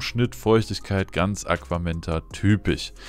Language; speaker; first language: German; native; German